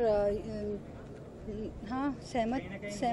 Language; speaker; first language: Hindi; native; Hindi